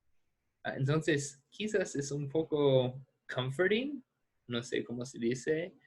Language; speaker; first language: Spanish; non-native, fluent; English